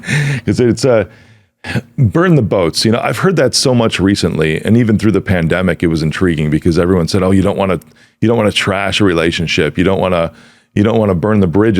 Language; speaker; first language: English; native; English